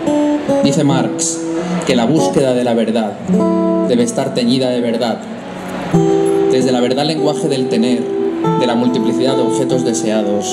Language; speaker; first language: Spanish; native; Spanish